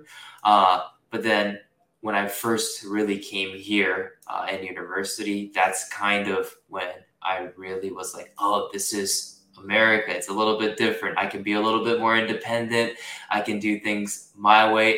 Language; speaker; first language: English; early bilingual, other home language; Japanese